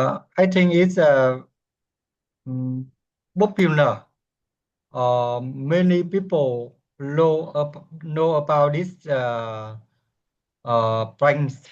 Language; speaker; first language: English; non-native, learner; Vietnamese